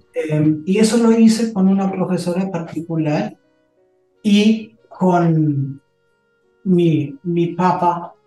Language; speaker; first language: Spanish; non-native, fluent; German